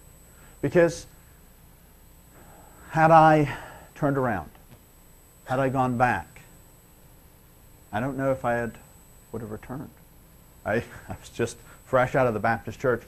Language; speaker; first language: English; native; English